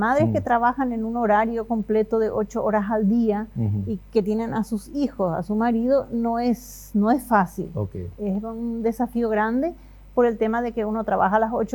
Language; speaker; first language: Spanish; native; Spanish